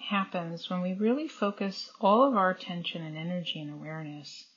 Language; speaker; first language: English; native; English